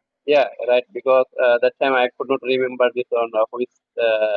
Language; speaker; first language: English; non-native, learner; Bangla